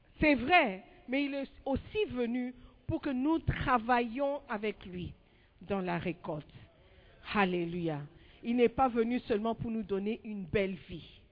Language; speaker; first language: French; non-native, fluent; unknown